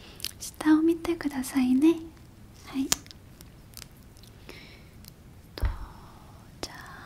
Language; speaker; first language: Japanese; non-native, fluent; Korean